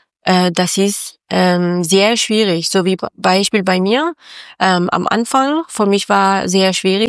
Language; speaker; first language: German; non-native, learner; Persian